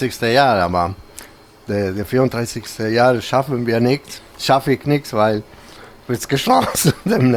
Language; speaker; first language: German; non-native, fluent; Italian